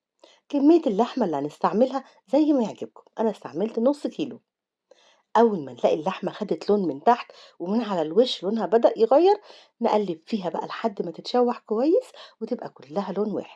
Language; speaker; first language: Arabic; native; Arabic